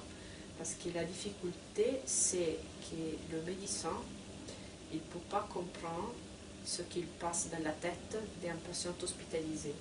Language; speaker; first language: French; non-native, fluent; Italian